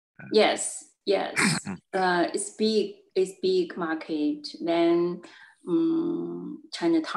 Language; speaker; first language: English; non-native, learner; Chinese